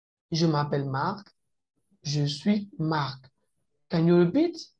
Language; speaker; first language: French; native; French